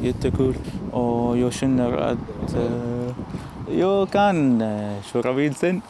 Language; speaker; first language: Swedish; non-native, learner; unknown